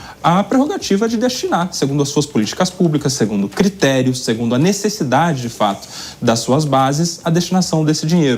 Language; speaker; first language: Portuguese; native; Portuguese